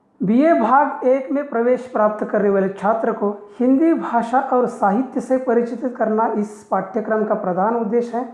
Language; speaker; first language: Hindi; non-native, local second language; Marathi